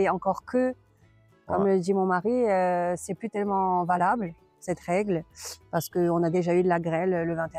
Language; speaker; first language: French; native; French